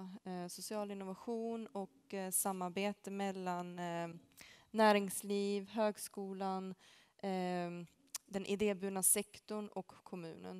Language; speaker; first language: Swedish; native; Swedish